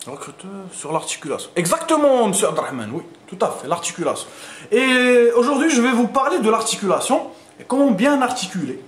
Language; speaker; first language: French; non-native, local second language; Arabic